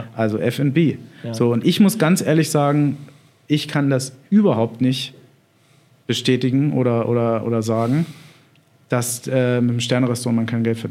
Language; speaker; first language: German; native; German